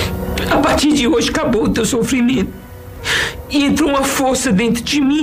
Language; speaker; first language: Portuguese; native; Portuguese